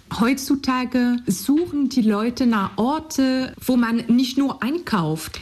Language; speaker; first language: German; non-native, fluent; French